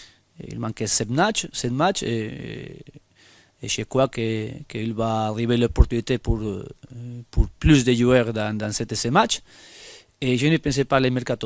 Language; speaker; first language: French; non-native, fluent; Spanish